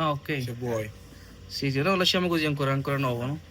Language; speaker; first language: Italian; non-native, fluent; Punjabi